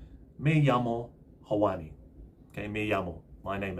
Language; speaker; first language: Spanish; non-native, fluent; English